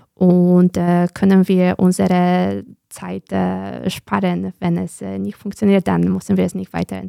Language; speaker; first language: German; non-native, fluent; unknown